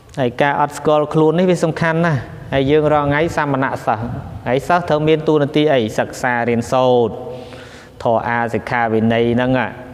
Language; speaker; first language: Khmer; native; Khmer